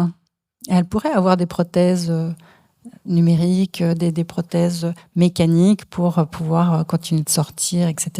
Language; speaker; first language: French; native; French